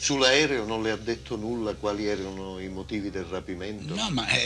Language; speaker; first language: Italian; native; Italian